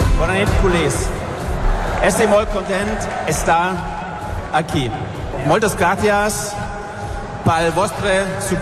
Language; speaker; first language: Catalan; non-native, learner; German